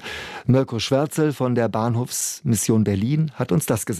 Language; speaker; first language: German; native; German